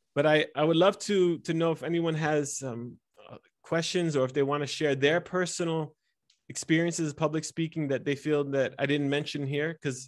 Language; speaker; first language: English; early bilingual, other home language; Italian